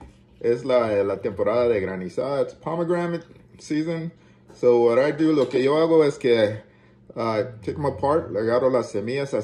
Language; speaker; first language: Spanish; early bilingual, heritage; Spanish